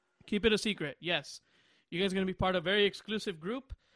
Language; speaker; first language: English; early bilingual, other home language; Spanish